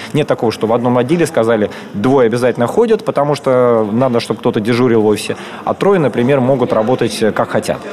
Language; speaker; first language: Russian; native; Russian